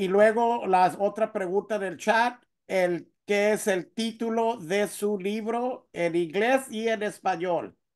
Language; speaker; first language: Spanish; early bilingual, heritage; Spanish